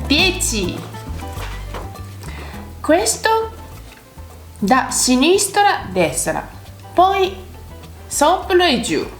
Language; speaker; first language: Italian; non-native, learner; Japanese